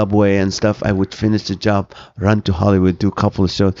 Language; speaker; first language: English; non-native, fluent; Arabic